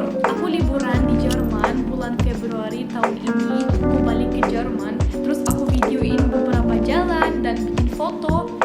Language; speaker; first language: Indonesian; non-native, fluent; German